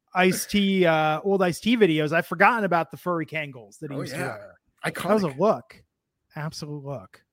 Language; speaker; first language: English; native; English